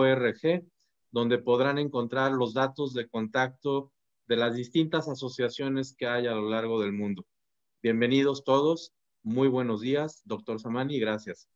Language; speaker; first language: Spanish; native; Spanish